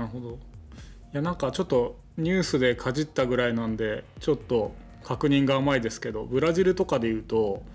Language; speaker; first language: Japanese; native; Japanese